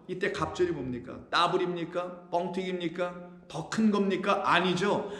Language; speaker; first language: Korean; native; Korean